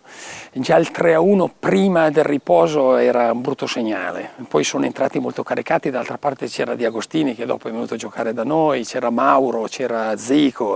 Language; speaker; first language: Italian; native; Italian